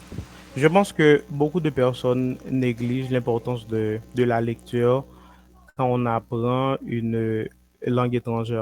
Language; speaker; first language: French; non-native, local second language; Haitian Creole